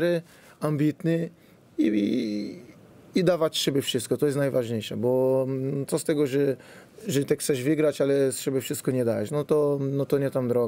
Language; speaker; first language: Polish; non-native, fluent; Portuguese